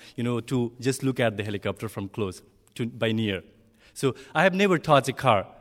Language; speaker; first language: English; non-native, learner; Nepali